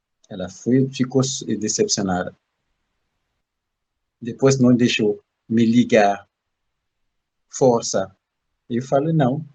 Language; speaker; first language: Portuguese; non-native, learner; Bambara